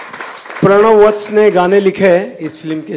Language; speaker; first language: Hindi; native; Hindi